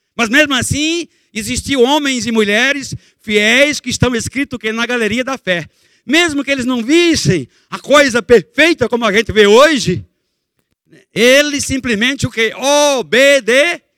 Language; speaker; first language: Portuguese; native; Portuguese